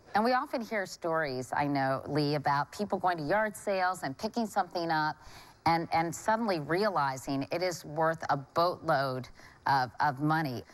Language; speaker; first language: English; native; English